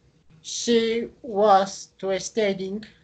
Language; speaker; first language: English; non-native, learner; Spanish